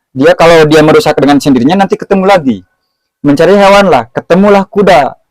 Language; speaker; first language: Indonesian; non-native, local second language; Sundanese